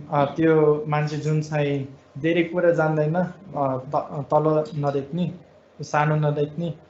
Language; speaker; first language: Nepali; non-native, fluent; English